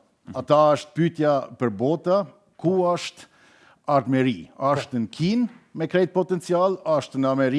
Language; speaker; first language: Albanian; non-native, learner; German